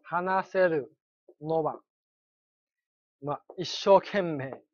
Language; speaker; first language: Japanese; non-native, fluent; Chinese